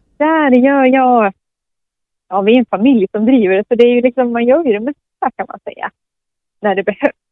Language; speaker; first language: Swedish; native; Swedish